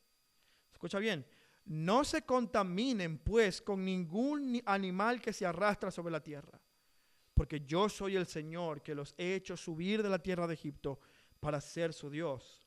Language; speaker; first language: Spanish; native; Spanish